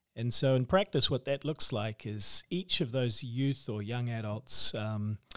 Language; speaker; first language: English; native; English